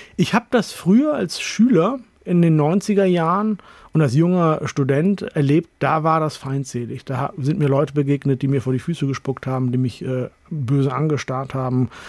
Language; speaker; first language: German; early bilingual, other home language; Urdu